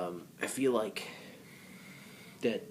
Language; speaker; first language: English; native; English